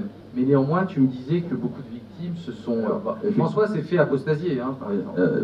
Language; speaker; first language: French; native; French